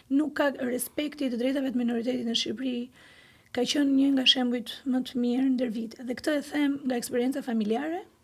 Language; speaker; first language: Albanian; non-native, local second language; Greek